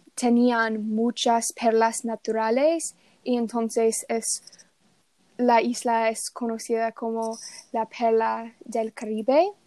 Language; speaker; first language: Spanish; non-native, learner; English